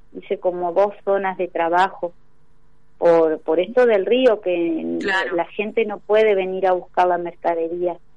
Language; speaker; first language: Spanish; native; Spanish